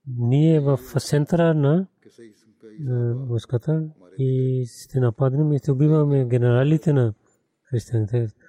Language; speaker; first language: Bulgarian; non-native, learner; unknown